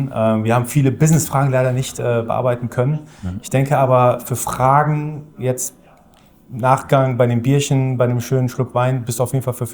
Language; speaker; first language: German; native; German